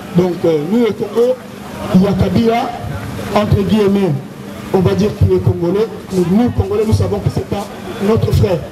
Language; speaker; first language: French; non-native, local second language; Lingala